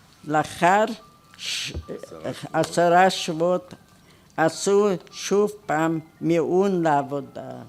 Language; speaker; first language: Hebrew; non-native, fluent; Hungarian